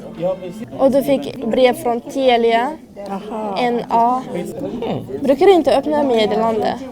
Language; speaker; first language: Swedish; non-native, learner; Kurdish